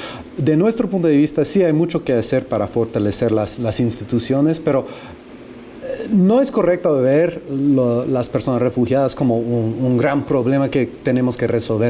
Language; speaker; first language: Spanish; non-native, fluent; English